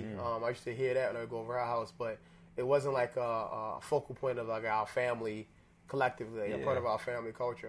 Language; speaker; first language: English; native; English